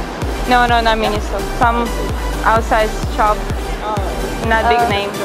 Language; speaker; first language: English; non-native, fluent; Russian